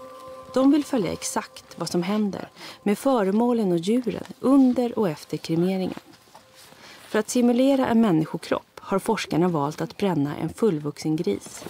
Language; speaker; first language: Swedish; native; Swedish